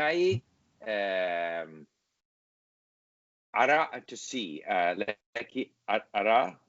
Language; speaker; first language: Arabic; non-native, learner; English